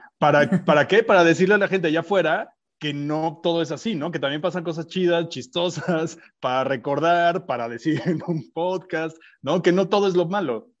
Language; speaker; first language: Spanish; native; Spanish